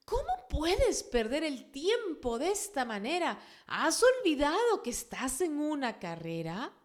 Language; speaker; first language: Spanish; native; Spanish